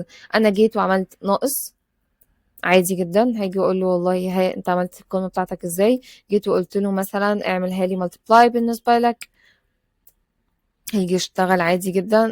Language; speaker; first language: Arabic; native; Arabic